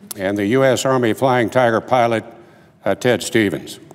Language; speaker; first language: English; native; English